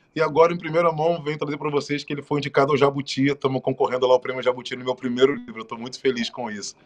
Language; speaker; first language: Portuguese; native; Portuguese